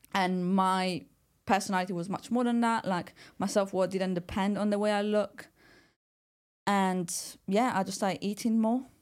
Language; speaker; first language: English; non-native, fluent; Italian